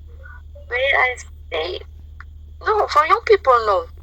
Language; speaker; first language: English; non-native, learner; French